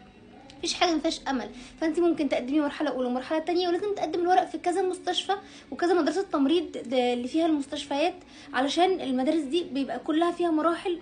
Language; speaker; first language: Arabic; native; Arabic